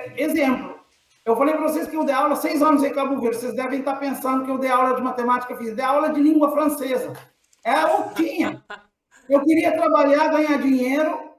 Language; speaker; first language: Portuguese; non-native, local second language; Kabuverdianu